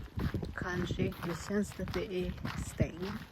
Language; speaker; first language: Swedish; non-native, learner; Cebuano